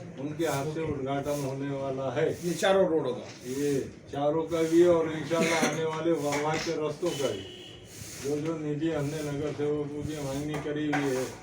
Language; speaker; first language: Hindi; non-native, local second language; Urdu